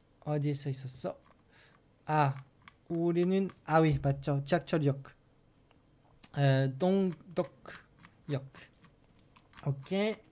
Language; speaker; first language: Korean; non-native, learner; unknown